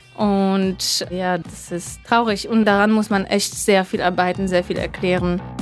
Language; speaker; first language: German; non-native, fluent; Polish